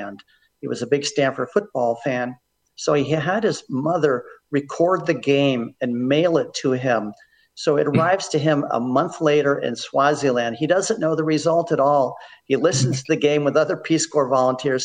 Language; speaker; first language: English; native; English